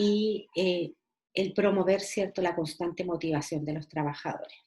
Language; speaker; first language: Spanish; native; Spanish